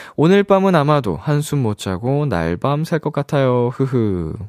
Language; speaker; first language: Korean; native; Korean